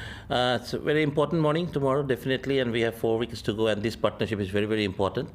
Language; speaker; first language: English; non-native, local second language; Bangla